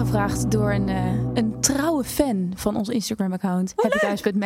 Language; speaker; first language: Dutch; native; Dutch